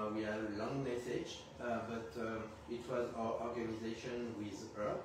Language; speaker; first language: English; non-native, fluent; French